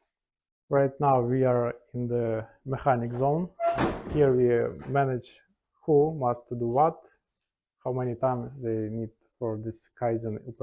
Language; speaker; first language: English; non-native, learner; Ukrainian